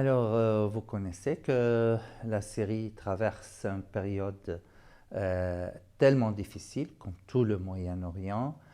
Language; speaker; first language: French; non-native, fluent; Arabic